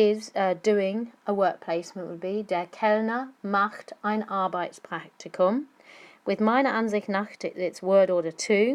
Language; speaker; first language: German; non-native, fluent; English